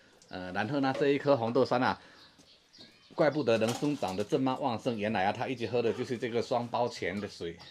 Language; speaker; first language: Chinese; native; Chinese